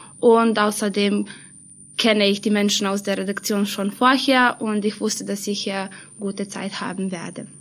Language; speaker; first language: German; non-native, fluent; Serbian